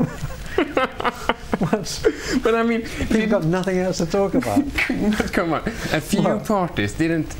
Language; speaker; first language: English; non-native, fluent; Swedish